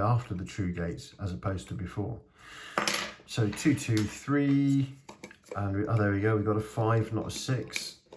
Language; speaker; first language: English; native; English